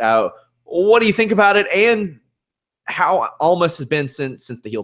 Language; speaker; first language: English; native; English